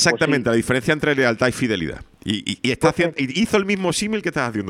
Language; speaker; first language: Spanish; native; Spanish